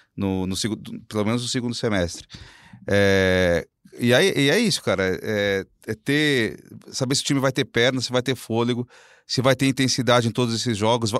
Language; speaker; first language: Portuguese; native; Portuguese